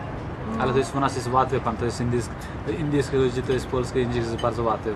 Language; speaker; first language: Polish; non-native, learner; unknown